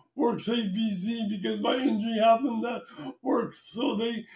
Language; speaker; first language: English; native; English